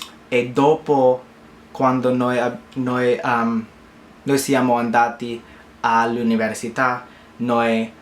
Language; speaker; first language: Italian; non-native, learner; English